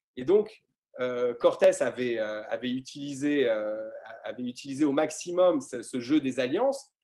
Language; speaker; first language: French; native; French